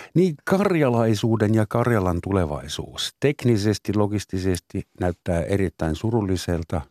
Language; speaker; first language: Finnish; non-native, fluent; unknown